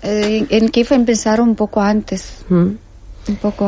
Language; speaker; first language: Spanish; non-native, learner; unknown